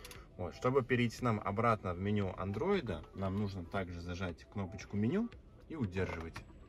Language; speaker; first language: Russian; native; Russian